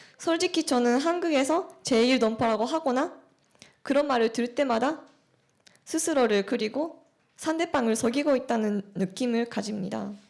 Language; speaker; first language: Korean; early bilingual, heritage; Japanese